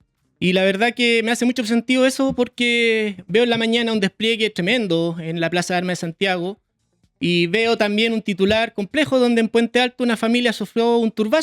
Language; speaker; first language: Spanish; native; Spanish